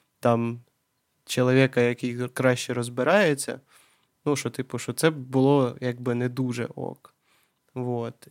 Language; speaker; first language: Ukrainian; non-native, local second language; Russian